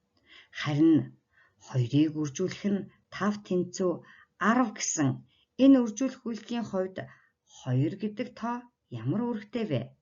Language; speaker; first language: Mongolian; native; Mongolian